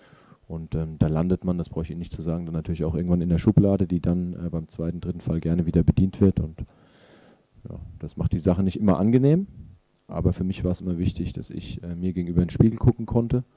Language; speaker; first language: German; native; German